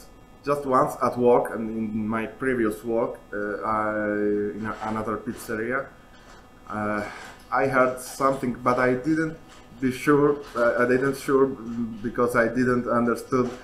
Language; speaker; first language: English; non-native, learner; Italian